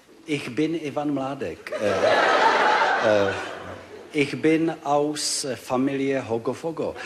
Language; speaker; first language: German; non-native, learner; Czech